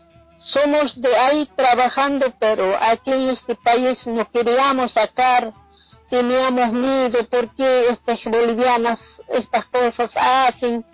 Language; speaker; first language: Spanish; non-native, local second language; Quechua